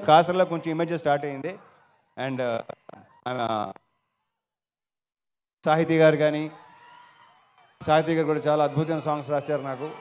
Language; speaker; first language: Telugu; native; Telugu